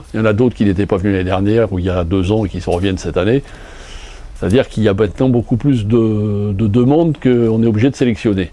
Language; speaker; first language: French; native; French